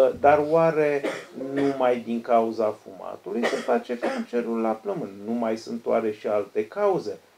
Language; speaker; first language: Romanian; native; Romanian